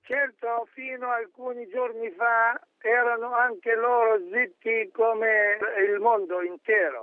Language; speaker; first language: Italian; non-native, fluent; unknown